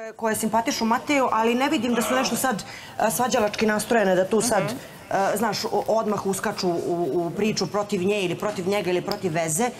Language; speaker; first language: Serbian; native; Serbian